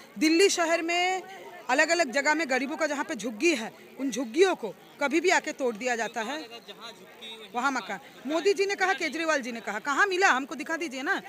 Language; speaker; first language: Hindi; non-native, local second language; Bangla